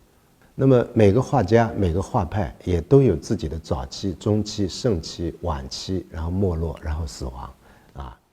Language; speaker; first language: Chinese; native; Chinese